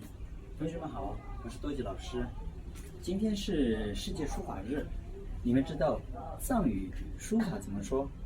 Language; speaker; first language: Chinese; non-native, local second language; Tibetan